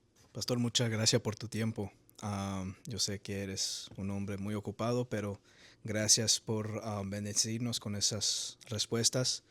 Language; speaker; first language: Spanish; early bilingual, heritage; Spanish